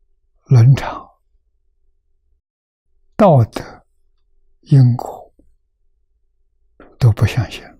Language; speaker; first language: Chinese; native; Chinese